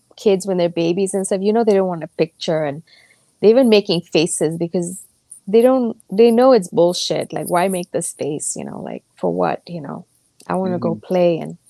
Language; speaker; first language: English; non-native, local second language; Gujarati